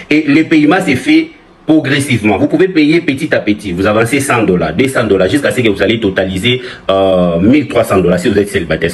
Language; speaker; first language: French; non-native, local second language; Lingala